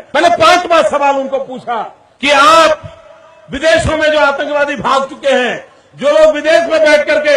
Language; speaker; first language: Hindi; native; Hindi